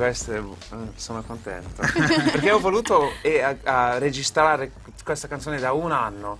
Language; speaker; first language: Italian; non-native, fluent; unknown